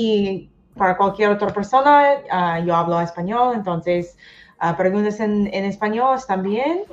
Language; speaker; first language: Spanish; non-native, learner; English